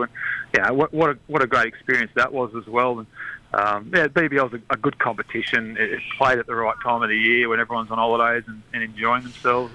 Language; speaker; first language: English; native; English